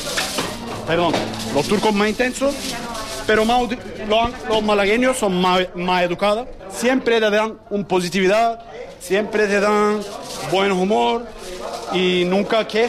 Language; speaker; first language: Spanish; non-native, learner; Turkish